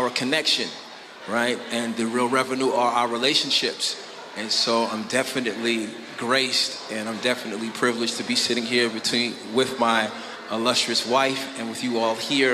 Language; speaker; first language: English; native; English